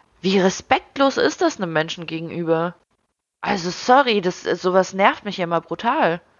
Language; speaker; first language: German; early bilingual, other home language; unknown